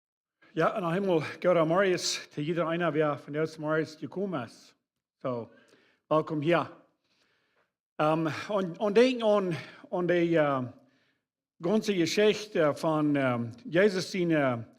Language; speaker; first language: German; non-native, learner; Low German